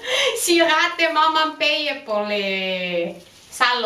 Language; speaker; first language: French; non-native, learner; Indonesian